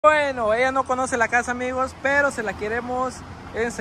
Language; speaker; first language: Spanish; native; Spanish